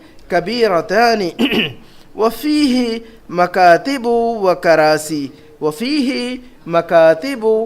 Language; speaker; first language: Arabic; non-native, fluent; Urdu